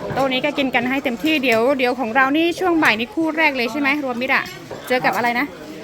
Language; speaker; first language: Thai; non-native, local second language; S'gaw Karen